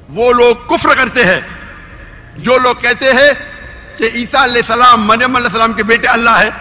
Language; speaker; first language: Urdu; non-native, local second language; Konkani